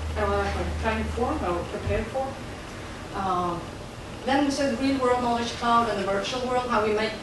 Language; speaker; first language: English; non-native, fluent; Swedish